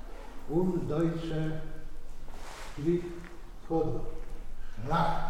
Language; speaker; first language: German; non-native, learner; Polish